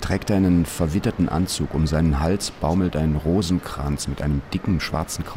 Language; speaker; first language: German; native; German